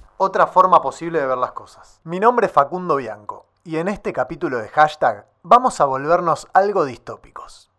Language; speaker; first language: Spanish; native; Spanish